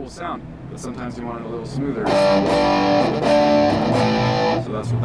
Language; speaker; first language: English; native; English